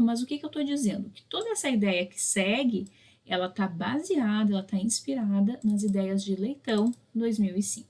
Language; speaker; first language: Portuguese; native; Portuguese